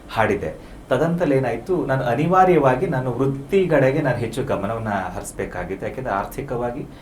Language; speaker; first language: Kannada; native; Kannada